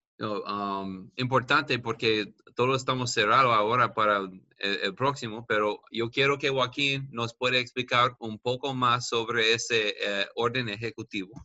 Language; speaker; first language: Spanish; non-native, learner; English